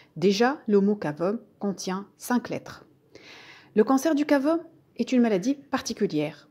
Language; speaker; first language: French; non-native, local second language; Arabic